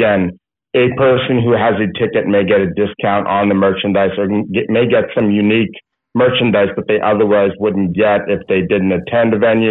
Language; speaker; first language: English; native; English